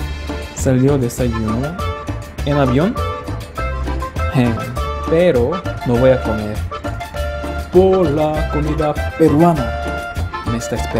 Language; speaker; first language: Spanish; non-native, learner; Korean